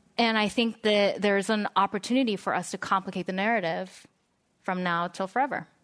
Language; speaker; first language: English; non-native, fluent; Korean